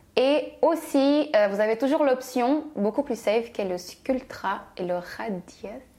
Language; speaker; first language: French; native; French